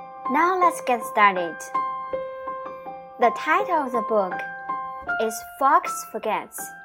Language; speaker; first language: English; non-native, fluent; Chinese